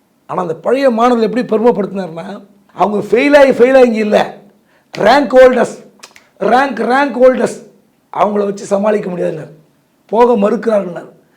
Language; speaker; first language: Tamil; native; Tamil